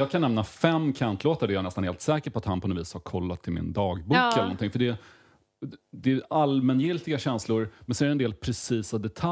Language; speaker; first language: Swedish; native; Swedish